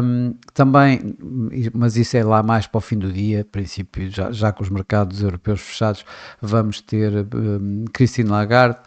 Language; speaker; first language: Portuguese; native; Portuguese